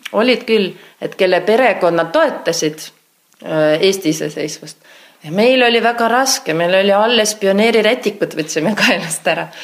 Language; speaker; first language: Estonian; non-native, local second language; Russian